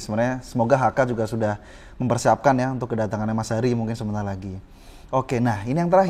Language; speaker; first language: Indonesian; native; Indonesian